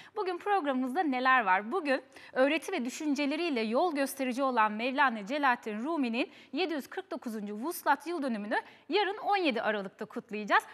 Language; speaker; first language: Turkish; early bilingual, heritage; Turkish